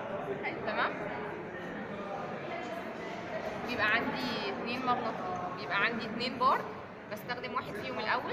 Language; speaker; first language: Arabic; native; Arabic